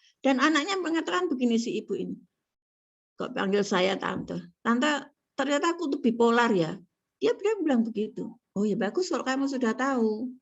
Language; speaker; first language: Indonesian; native; Indonesian